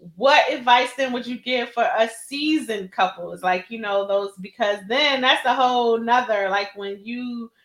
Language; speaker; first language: English; native; English